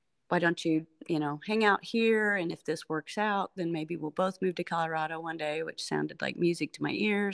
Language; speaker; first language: English; native; English